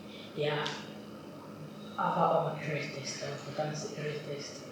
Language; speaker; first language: Finnish; non-native, fluent; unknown